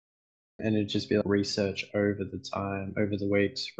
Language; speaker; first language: English; native; English